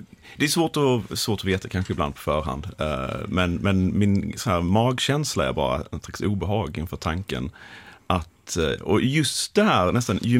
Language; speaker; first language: Swedish; native; Swedish